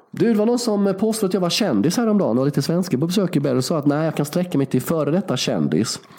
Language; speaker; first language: Swedish; early bilingual, other home language; Bosnian